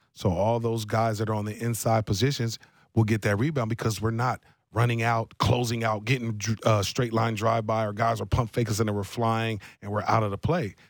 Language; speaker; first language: English; native; English